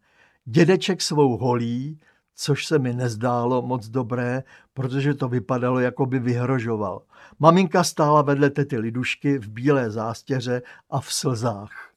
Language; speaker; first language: Czech; native; Czech